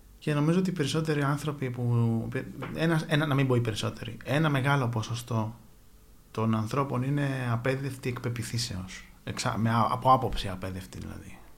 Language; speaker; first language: Greek; native; Greek